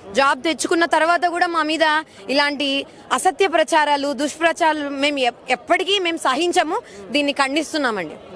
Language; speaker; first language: Telugu; native; Telugu